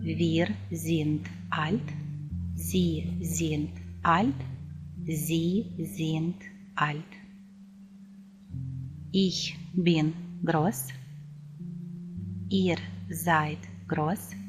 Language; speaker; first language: German; non-native, fluent; Ukrainian